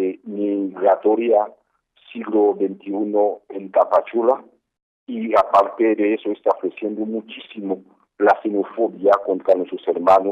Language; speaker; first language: Spanish; non-native, fluent; Haitian Creole